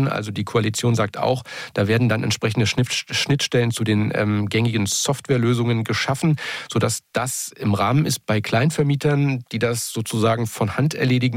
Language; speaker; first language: German; native; German